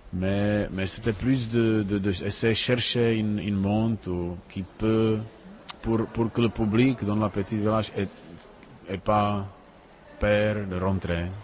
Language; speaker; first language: French; non-native, learner; Czech